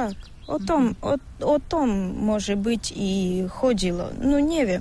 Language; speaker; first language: Ukrainian; non-native, local second language; Russian